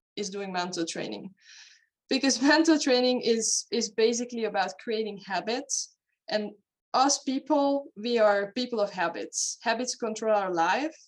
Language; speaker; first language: English; non-native, fluent; Hungarian